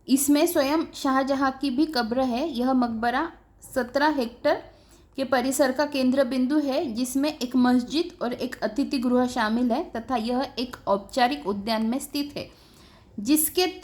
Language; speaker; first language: Hindi; non-native, local second language; Marathi